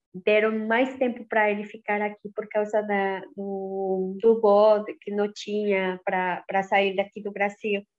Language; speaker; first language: Portuguese; non-native, learner; Spanish